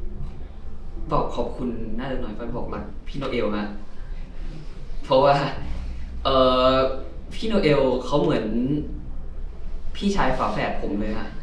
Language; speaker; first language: Thai; native; Thai